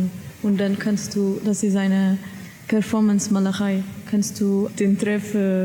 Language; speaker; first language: German; non-native, learner; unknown